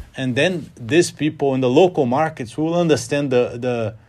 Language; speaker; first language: English; non-native, fluent; Portuguese